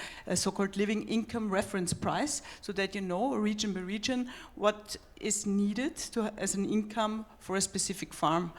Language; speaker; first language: English; non-native, fluent; German